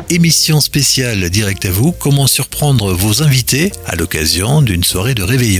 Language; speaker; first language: French; native; French